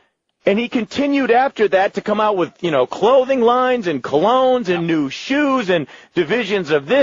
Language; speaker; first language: English; native; English